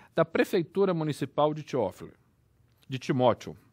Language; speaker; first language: Portuguese; native; Portuguese